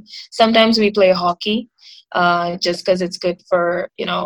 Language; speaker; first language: English; non-native, local second language; Marathi